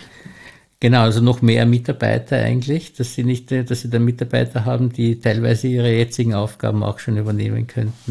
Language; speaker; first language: German; native; German